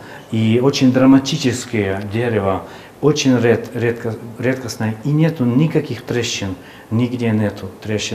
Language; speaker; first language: Russian; non-native, fluent; Hungarian